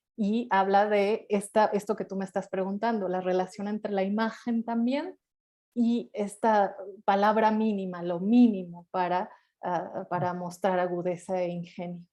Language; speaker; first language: Spanish; native; Spanish